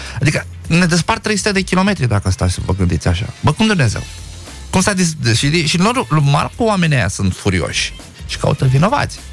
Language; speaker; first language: Romanian; non-native, local second language; Romany